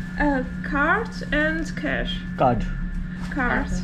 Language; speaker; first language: English; non-native, local second language; Hindi